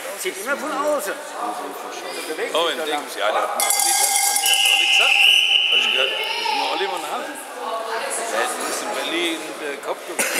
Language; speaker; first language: German; native; German